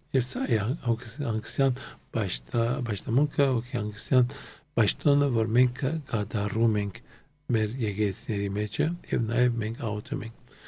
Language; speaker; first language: Armenian; early bilingual, heritage; Armenian